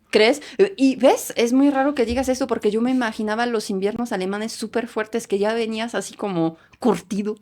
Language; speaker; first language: Spanish; non-native, fluent; French